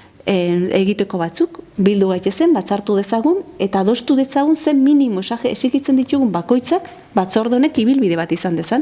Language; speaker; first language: Basque; native; Basque